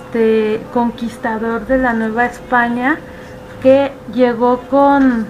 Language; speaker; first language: Spanish; native; Spanish